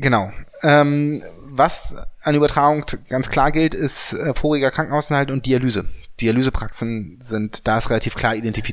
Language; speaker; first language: German; native; German